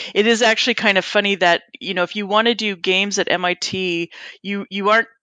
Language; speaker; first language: English; native; English